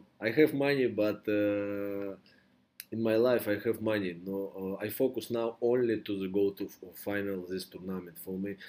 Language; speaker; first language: English; non-native, learner; Russian